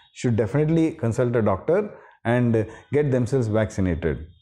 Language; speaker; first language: English; non-native, local second language; Tamil